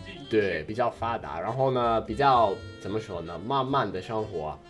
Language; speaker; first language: Chinese; non-native, fluent; English